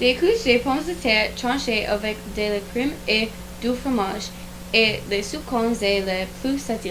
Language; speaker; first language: French; non-native, learner; English